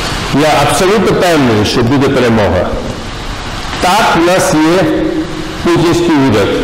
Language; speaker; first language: Ukrainian; non-native, fluent; Georgian